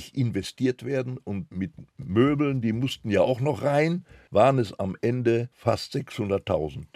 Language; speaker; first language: German; non-native, local second language; Polish